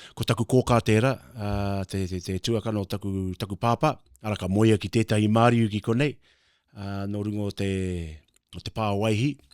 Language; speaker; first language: Māori; native; Māori